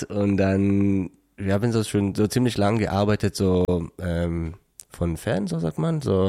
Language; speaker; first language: German; non-native, learner; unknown